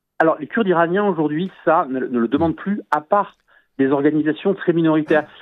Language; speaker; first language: French; native; French